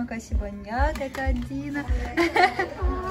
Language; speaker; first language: Indonesian; non-native, learner; Russian